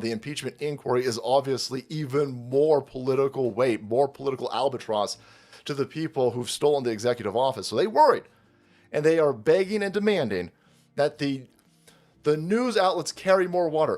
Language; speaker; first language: English; native; English